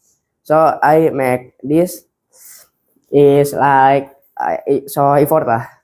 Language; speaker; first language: English; non-native, learner; Indonesian